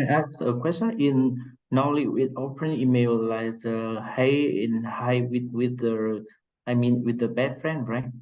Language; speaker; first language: English; non-native, learner; Vietnamese